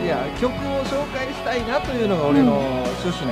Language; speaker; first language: Japanese; native; Japanese